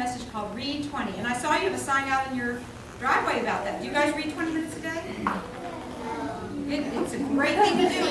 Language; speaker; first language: English; native; English